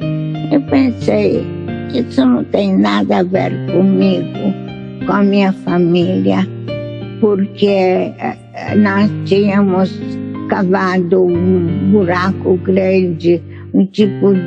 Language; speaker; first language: Portuguese; non-native, fluent; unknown